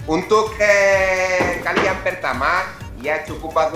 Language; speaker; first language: Indonesian; non-native, fluent; Spanish